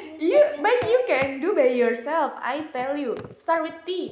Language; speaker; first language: English; non-native, learner; Indonesian